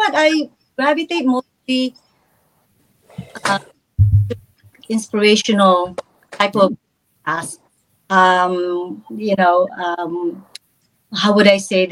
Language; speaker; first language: English; non-native, local second language; Filipino